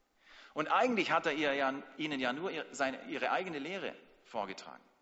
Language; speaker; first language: German; native; German